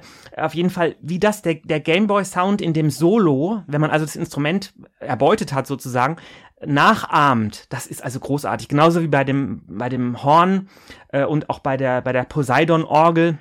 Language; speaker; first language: German; native; German